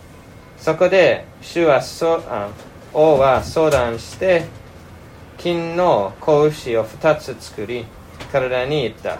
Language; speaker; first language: Japanese; non-native, fluent; English